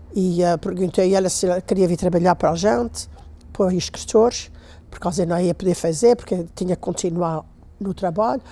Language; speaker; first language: Portuguese; native; Portuguese